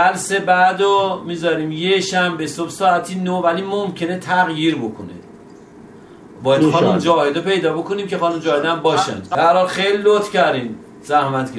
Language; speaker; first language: Persian; native; Persian